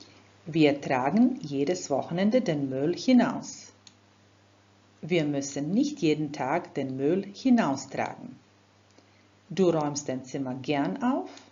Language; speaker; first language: German; non-native, fluent; Croatian